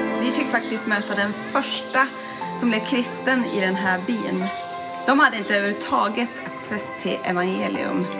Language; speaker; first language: Swedish; native; Swedish